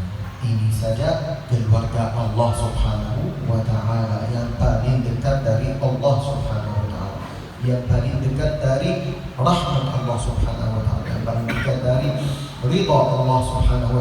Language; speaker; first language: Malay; non-native, learner; Arabic